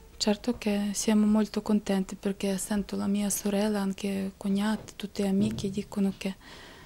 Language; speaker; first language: Italian; non-native, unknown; Ukrainian